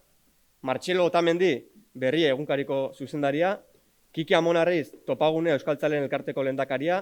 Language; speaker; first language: Basque; native; Basque